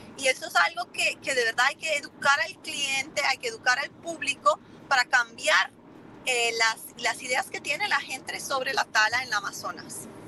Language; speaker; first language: Spanish; non-native, fluent; Italian